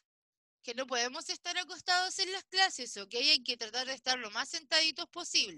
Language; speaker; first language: Spanish; native; Spanish